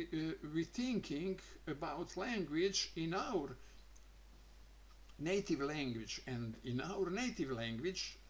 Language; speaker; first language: English; non-native, learner; Croatian